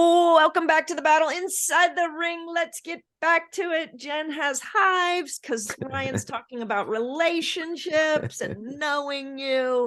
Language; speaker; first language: English; native; English